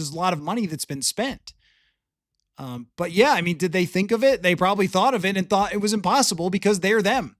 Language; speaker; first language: English; native; English